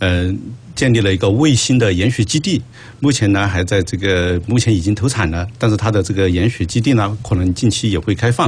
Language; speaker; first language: Chinese; native; Chinese